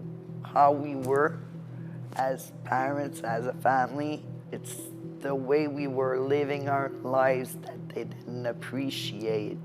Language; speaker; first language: English; non-native, local second language; French